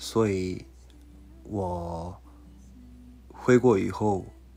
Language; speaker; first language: Chinese; non-native, learner; Korean